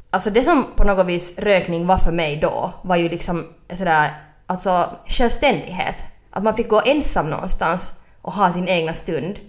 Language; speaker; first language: Swedish; native; Swedish